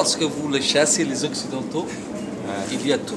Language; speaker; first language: French; non-native, fluent; Somali